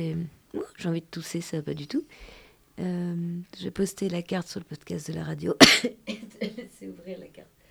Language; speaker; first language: French; native; French